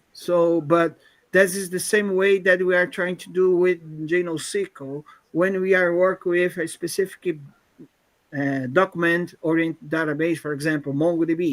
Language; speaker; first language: English; non-native, fluent; Portuguese